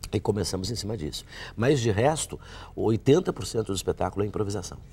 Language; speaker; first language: Portuguese; native; Portuguese